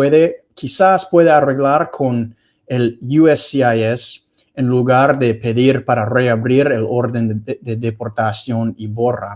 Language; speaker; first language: Spanish; non-native, fluent; English